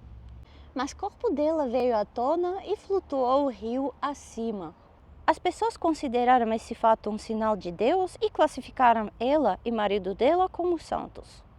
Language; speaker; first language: Portuguese; non-native, fluent; Russian